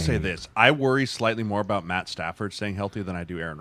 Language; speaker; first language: English; native; English